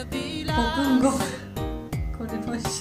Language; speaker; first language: Japanese; non-native, learner; Georgian